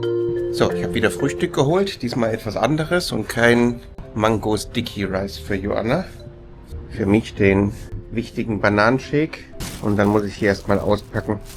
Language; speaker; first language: German; native; German